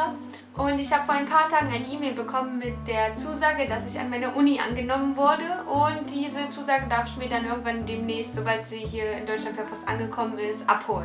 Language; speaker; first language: German; native; German